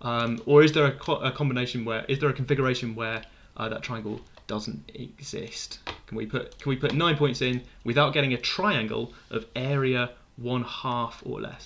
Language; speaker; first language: English; native; English